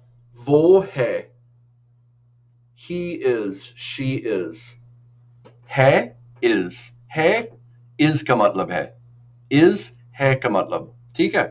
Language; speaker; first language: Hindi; non-native, learner; English